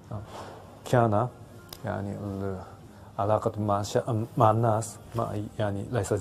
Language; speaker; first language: Arabic; non-native, fluent; Japanese